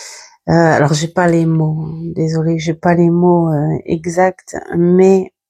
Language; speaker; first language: French; native; French